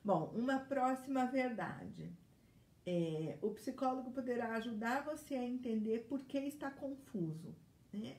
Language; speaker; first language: Portuguese; native; Portuguese